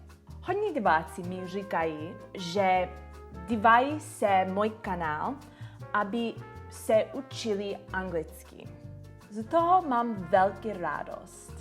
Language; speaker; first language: Czech; non-native, learner; English